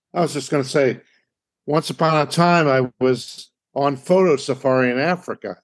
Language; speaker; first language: English; native; English